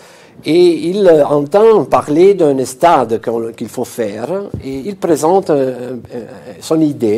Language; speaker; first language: French; non-native, fluent; Italian